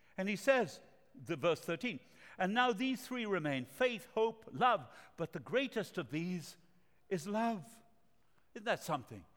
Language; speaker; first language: English; non-native, fluent; Spanish